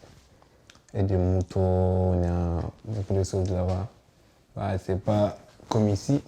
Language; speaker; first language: French; non-native, local second language; Bambara